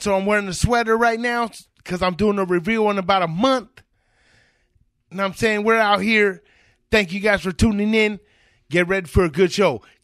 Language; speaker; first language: English; native; English